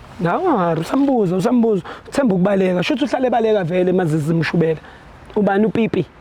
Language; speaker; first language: Zulu; native; Zulu